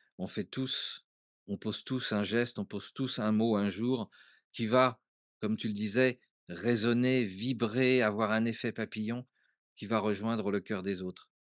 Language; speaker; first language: French; native; French